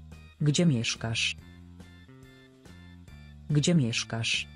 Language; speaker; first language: Polish; non-native, learner; Spanish